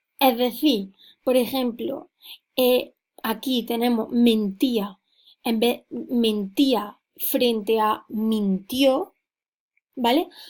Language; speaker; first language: Spanish; native; Spanish